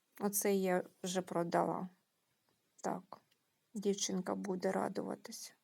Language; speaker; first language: Ukrainian; non-native, local second language; Russian